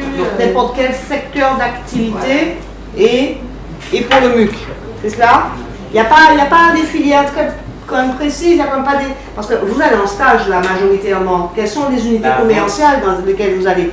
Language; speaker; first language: French; native; French